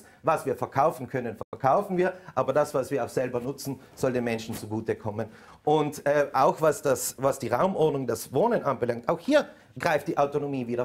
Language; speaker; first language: German; native; German